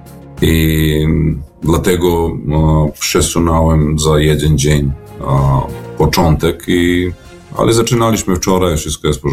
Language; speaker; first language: Polish; non-native, fluent; Serbian